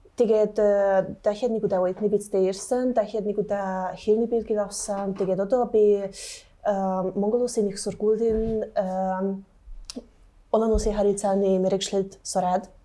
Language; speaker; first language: Mongolian; non-native, learner; Hungarian